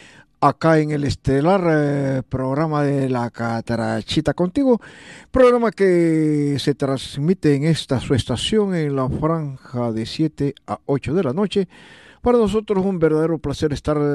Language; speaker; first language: Spanish; native; Spanish